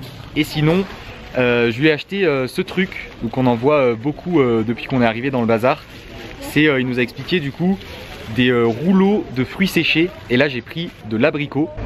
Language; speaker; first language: French; native; French